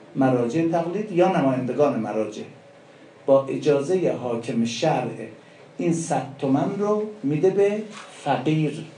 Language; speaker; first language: Persian; non-native, local second language; Azerbaijani